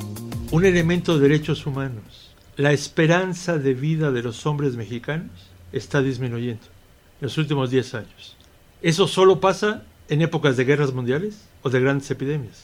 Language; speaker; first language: Spanish; native; Spanish